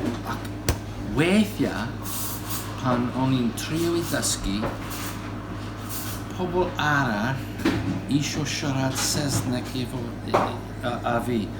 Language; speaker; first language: Welsh; non-native, learner; English